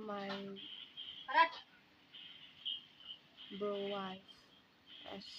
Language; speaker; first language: English; non-native, learner; Indonesian